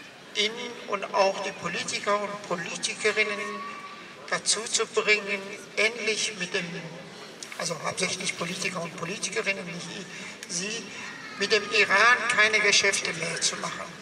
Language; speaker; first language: German; non-native, fluent; Persian